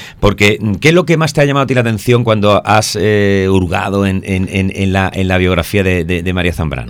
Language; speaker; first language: Spanish; native; Spanish